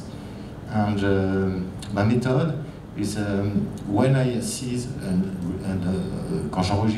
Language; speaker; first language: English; non-native, learner; French